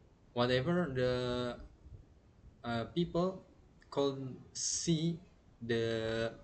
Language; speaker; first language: English; non-native, learner; Indonesian